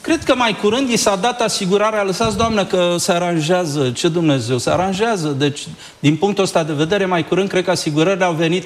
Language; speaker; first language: Romanian; native; Romanian